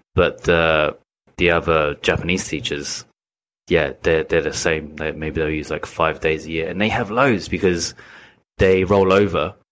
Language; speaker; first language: English; native; English